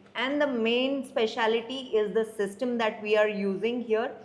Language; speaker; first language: English; non-native, local second language; Telugu